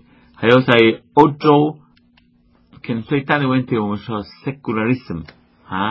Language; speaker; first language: Chinese; non-native, fluent; Spanish